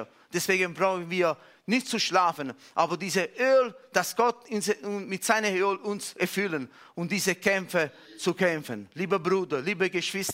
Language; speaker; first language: German; non-native, fluent; Italian